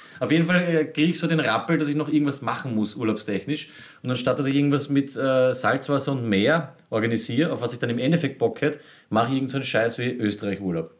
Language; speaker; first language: German; native; German